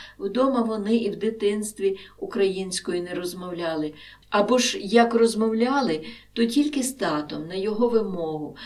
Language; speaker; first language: Ukrainian; native; Ukrainian